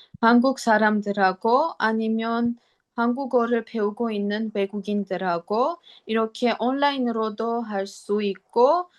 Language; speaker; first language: Korean; non-native, learner; Armenian